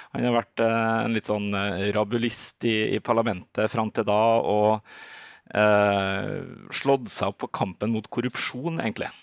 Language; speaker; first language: Norwegian; native; Norwegian